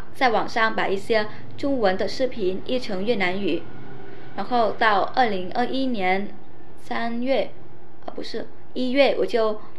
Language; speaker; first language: Chinese; non-native, fluent; Vietnamese